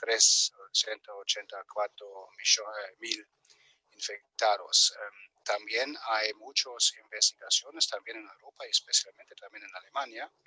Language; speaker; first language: Spanish; non-native, fluent; German